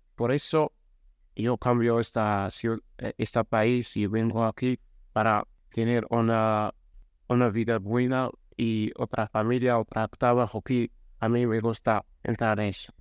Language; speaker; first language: Spanish; non-native, learner; Arabic